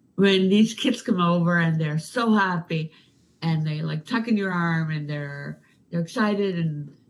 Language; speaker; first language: English; non-native, fluent; Danish